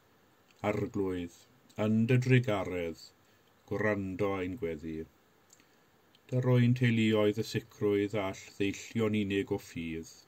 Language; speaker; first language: Welsh; native; Welsh